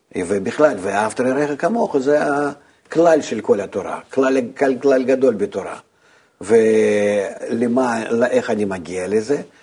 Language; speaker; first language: Hebrew; non-native, fluent; Russian